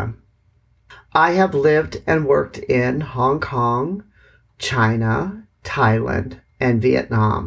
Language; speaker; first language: English; native; English